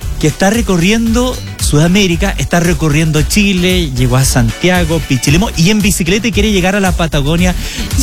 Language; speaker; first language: Spanish; native; Spanish